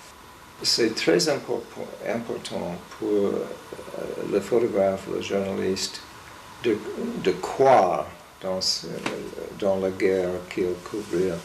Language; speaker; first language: French; non-native, fluent; English